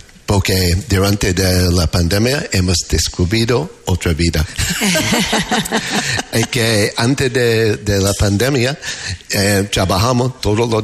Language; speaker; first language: Spanish; non-native, learner; English